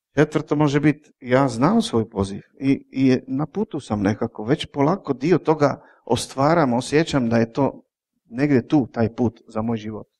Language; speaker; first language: Croatian; non-native, fluent; Czech